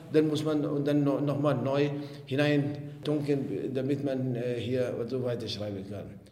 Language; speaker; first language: German; non-native, fluent; Arabic